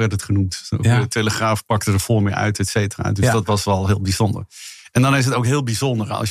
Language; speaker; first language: Dutch; native; Dutch